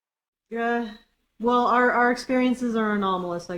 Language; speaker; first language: English; native; English